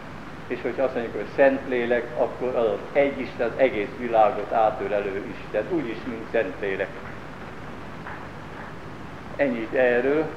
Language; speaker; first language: Hungarian; native; Hungarian